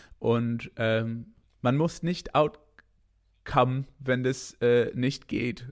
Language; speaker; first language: German; non-native, fluent; English